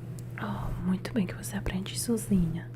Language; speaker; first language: Portuguese; non-native, learner; Italian